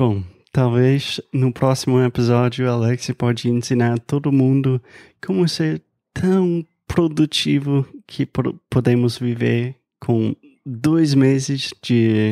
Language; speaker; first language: Portuguese; non-native, fluent; English